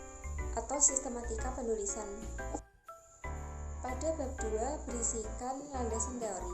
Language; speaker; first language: Indonesian; native; Indonesian